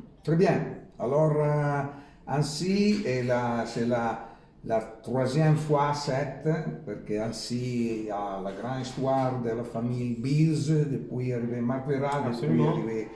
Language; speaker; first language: French; non-native, learner; Italian